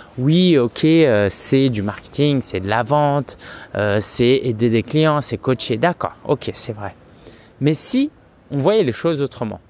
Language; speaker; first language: French; early bilingual, other home language; Chinese